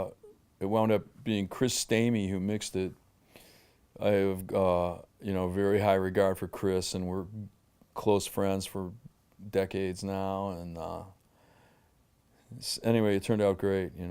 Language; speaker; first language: English; native; English